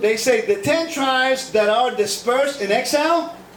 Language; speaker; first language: English; non-native, fluent; Spanish